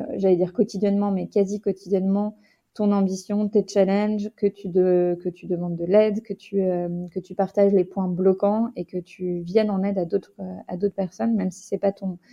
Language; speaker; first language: French; native; French